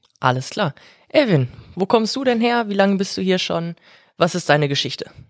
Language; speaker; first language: German; native; German